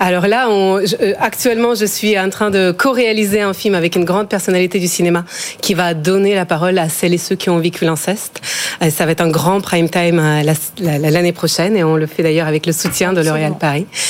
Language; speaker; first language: French; non-native, fluent; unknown